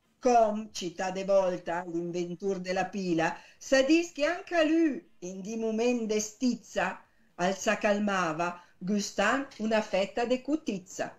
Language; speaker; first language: Italian; native; Italian